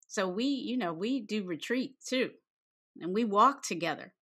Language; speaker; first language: English; native; English